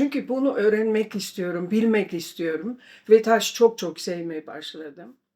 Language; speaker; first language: Turkish; non-native, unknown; German